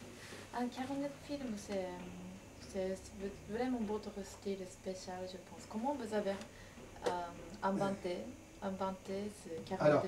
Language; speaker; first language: French; non-native, learner; Japanese